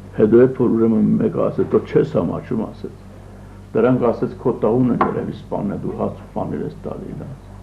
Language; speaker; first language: Armenian; early bilingual, other home language; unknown